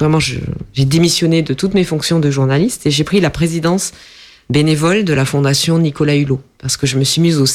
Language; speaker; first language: French; native; French